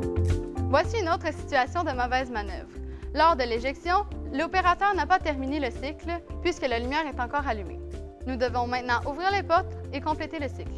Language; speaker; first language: French; native; French